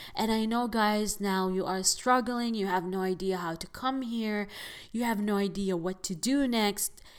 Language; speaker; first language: English; non-native, fluent; Arabic